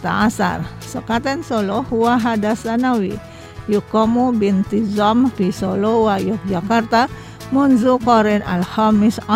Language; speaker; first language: Arabic; non-native, fluent; Indonesian